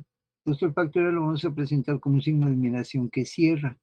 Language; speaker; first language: Spanish; native; Spanish